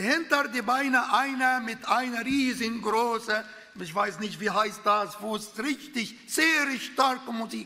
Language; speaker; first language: German; non-native, fluent; Arabic